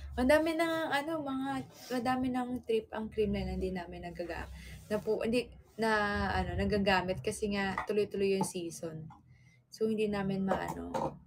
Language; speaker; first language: Filipino; native; Filipino